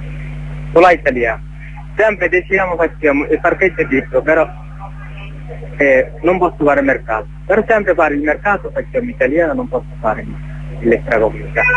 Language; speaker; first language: Italian; non-native, learner; Bangla